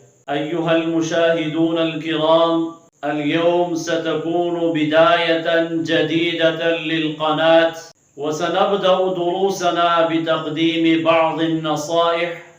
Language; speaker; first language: Arabic; non-native, fluent; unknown